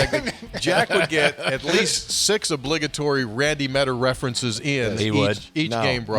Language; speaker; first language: English; native; English